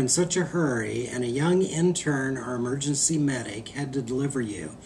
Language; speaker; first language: English; native; English